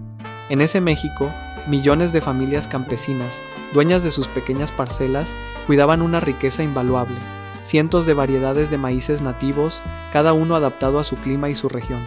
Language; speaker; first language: Spanish; native; Spanish